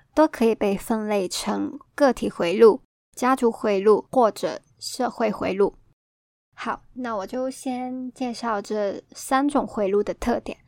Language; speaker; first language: Chinese; non-native, local second language; Cantonese